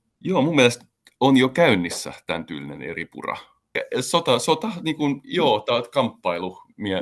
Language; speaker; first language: Finnish; native; Finnish